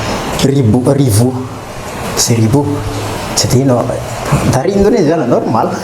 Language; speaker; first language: Indonesian; non-native, fluent; Malagasy